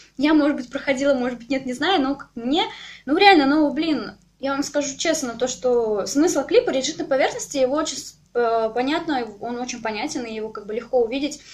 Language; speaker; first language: Russian; native; Russian